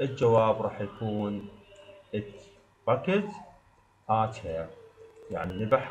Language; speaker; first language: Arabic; native; Arabic